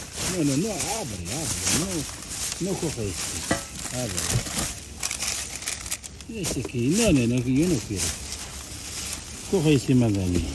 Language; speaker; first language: Spanish; non-native, learner; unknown